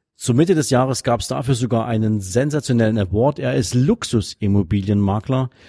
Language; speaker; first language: German; native; German